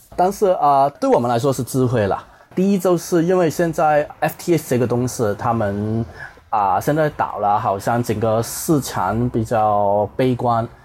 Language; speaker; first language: Chinese; non-native, fluent; Cantonese